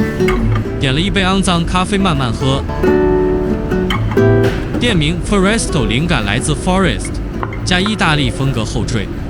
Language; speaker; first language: Chinese; native; Chinese